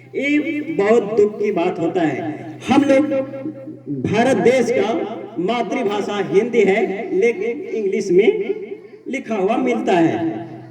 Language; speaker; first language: Hindi; non-native, local second language; Sadri